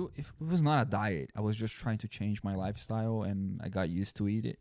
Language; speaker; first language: English; non-native, fluent; Portuguese